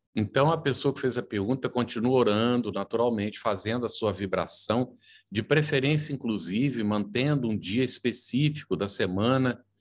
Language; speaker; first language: Portuguese; native; Portuguese